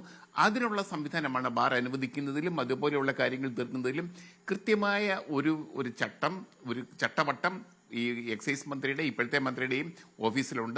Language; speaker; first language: Malayalam; native; Malayalam